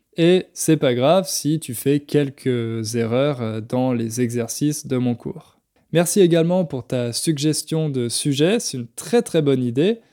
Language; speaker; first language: French; native; French